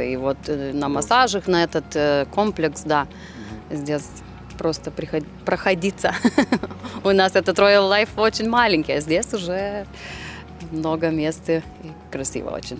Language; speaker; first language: Russian; non-native, fluent; Lithuanian